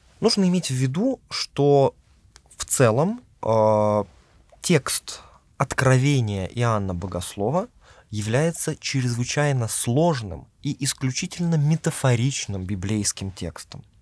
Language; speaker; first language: Russian; native; Russian